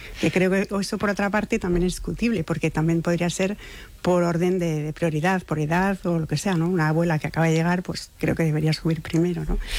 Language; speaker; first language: Spanish; non-native, fluent; French